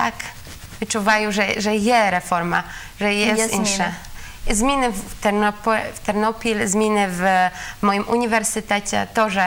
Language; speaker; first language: Ukrainian; non-native, learner; Polish